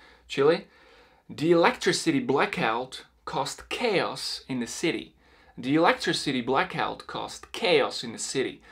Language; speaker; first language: English; non-native, fluent; Czech